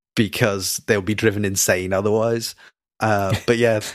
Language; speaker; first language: English; native; English